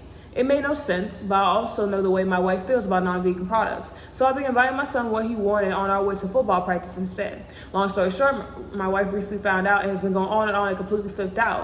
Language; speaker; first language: English; native; English